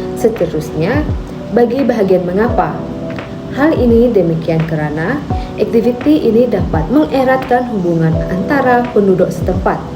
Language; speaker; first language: Malay; non-native, local second language; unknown